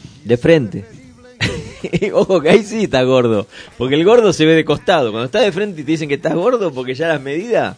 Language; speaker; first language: Spanish; native; Spanish